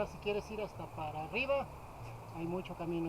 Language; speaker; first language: Spanish; native; Spanish